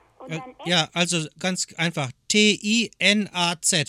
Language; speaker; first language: German; native; German